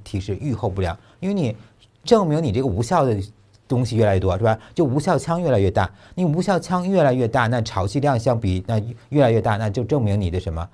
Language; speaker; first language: Chinese; native; Chinese